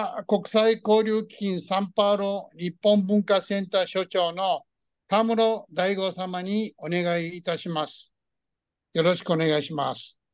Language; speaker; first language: Japanese; early bilingual, heritage; Japanese